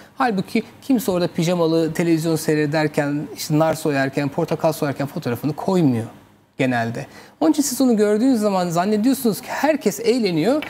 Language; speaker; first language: Turkish; native; Turkish